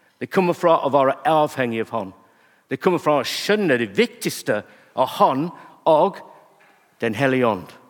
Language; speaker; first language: Norwegian; non-native, fluent; English